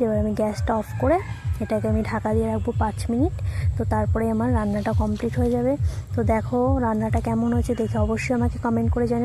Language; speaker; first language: Bangla; native; Bangla